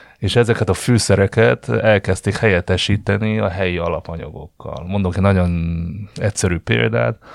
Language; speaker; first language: Hungarian; non-native, fluent; Chinese